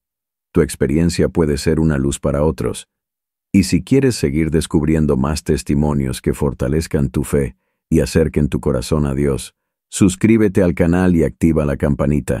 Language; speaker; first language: Spanish; native; Spanish